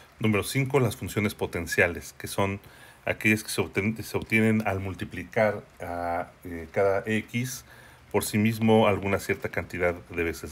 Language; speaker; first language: Spanish; native; Spanish